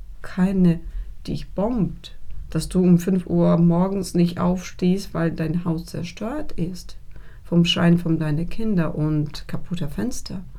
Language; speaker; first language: German; non-native, fluent; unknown